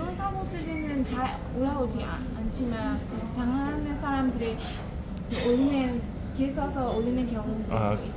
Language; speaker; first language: Korean; non-native, learner; Burmese